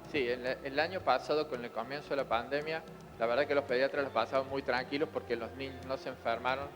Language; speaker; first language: Spanish; native; Spanish